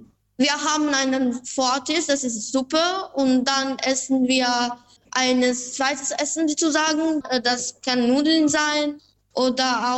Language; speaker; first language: German; non-native, fluent; Albanian